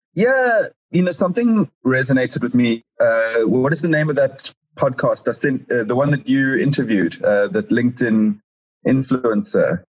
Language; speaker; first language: English; native; English